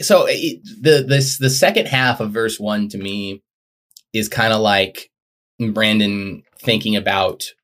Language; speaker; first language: English; native; English